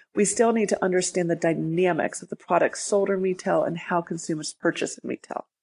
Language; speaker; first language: English; native; English